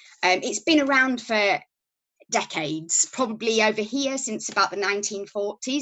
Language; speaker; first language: English; native; English